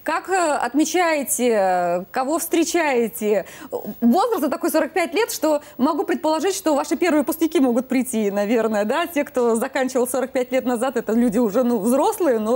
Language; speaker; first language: Russian; native; Russian